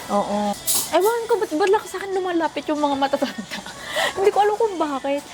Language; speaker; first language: Filipino; native; Filipino